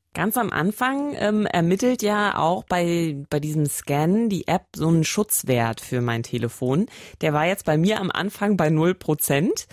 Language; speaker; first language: German; native; German